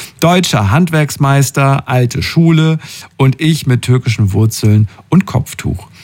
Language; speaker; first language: German; native; German